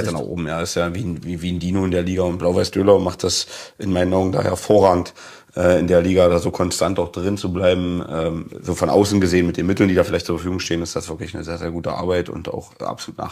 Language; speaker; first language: German; native; German